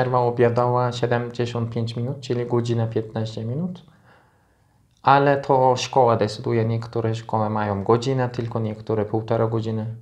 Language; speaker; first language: Polish; non-native, learner; Turkish